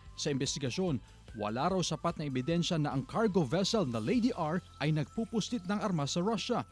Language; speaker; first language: Filipino; native; Filipino